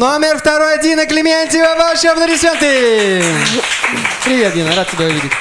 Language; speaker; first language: Russian; native; Russian